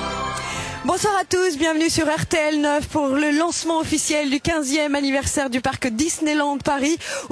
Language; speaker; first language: French; native; French